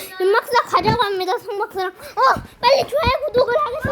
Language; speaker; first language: Korean; native; Korean